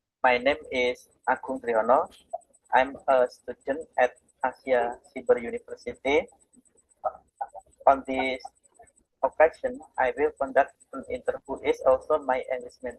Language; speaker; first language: English; non-native, learner; Indonesian